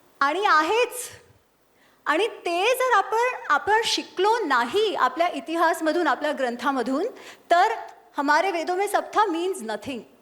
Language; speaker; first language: Marathi; non-native, local second language; Gujarati